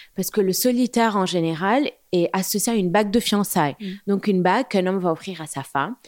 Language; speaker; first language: French; non-native, local second language; Arabic